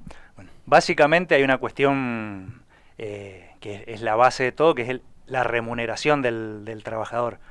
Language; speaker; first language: Spanish; native; Spanish